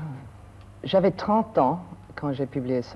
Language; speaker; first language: French; non-native, fluent; English